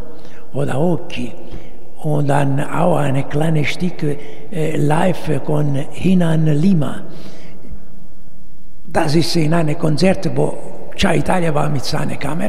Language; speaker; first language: German; non-native, learner; Italian